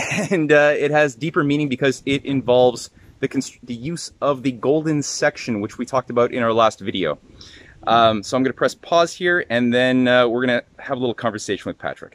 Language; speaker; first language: English; native; English